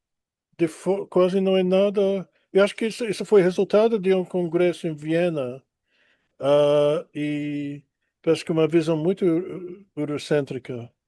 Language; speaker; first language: Portuguese; non-native, fluent; English